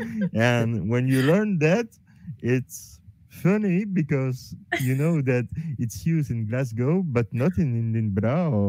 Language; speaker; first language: English; non-native, learner; French